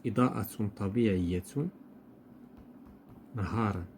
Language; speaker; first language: Arabic; native; Arabic